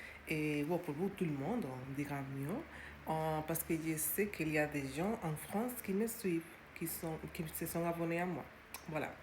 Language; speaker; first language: French; non-native, learner; Spanish